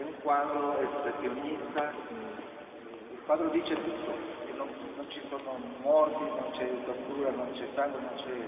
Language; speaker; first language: Italian; non-native, fluent; Spanish